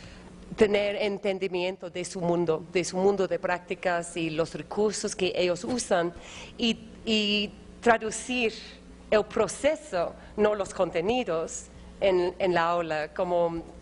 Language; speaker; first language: Spanish; non-native, fluent; English